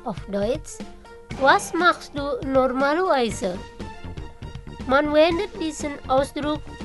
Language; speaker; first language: German; non-native, fluent; Indonesian